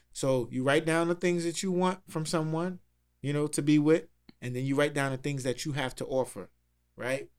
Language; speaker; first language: English; native; English